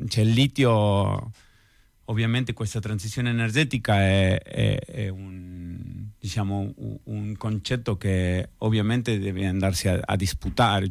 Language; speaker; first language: Italian; non-native, fluent; Spanish